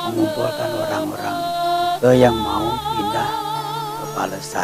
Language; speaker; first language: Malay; non-native, local second language; Balinese